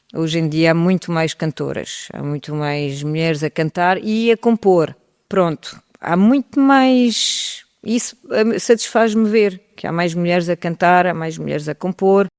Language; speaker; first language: Portuguese; early bilingual, heritage; French